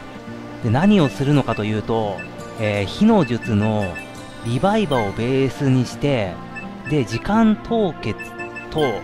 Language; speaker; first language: Japanese; native; Japanese